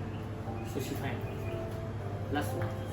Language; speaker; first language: English; non-native, learner; Japanese